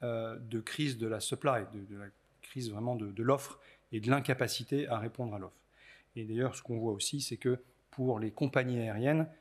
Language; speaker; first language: French; native; French